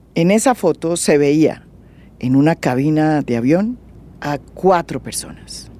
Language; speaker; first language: Spanish; native; Spanish